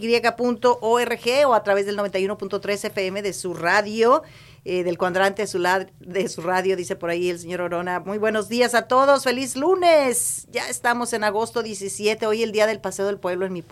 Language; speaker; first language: Spanish; native; Spanish